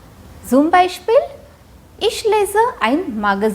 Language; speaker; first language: German; non-native, fluent; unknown